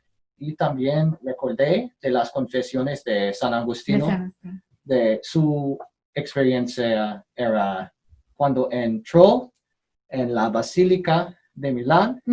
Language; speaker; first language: Spanish; non-native, learner; English